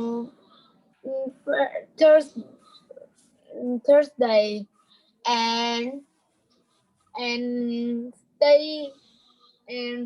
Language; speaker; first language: English; non-native, learner; Vietnamese